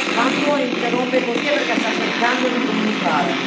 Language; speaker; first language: Italian; native; Italian